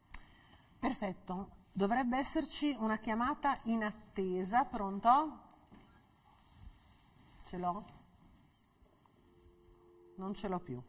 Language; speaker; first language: Italian; native; Italian